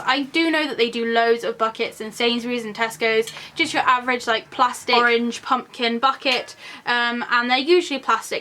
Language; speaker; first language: English; native; English